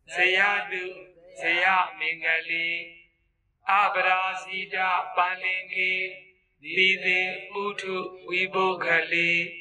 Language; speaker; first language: Burmese; native; Burmese